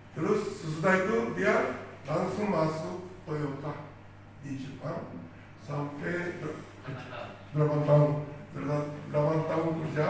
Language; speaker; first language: Indonesian; non-native, fluent; Japanese